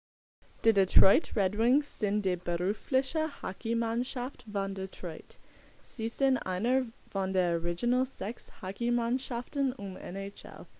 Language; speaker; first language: German; non-native, learner; English